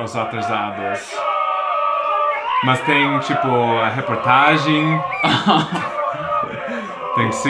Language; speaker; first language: Portuguese; non-native, fluent; English